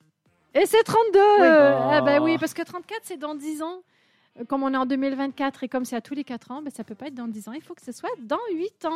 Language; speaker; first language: French; native; French